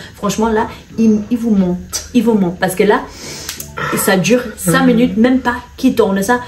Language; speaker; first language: French; non-native, fluent; English